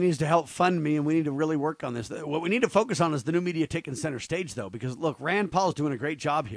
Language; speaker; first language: English; native; English